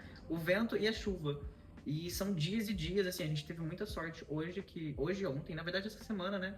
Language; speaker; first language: Portuguese; native; Portuguese